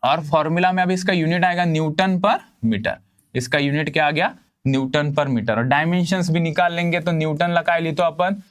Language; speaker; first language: Hindi; non-native, local second language; Marathi